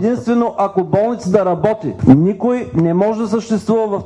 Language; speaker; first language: Bulgarian; native; Bulgarian